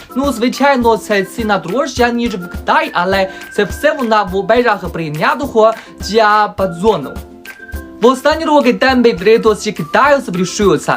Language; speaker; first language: Ukrainian; non-native, learner; Chinese